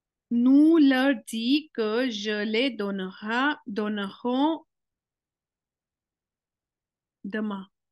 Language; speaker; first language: French; non-native, fluent; Hindi